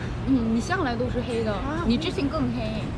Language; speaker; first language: Chinese; non-native, fluent; Korean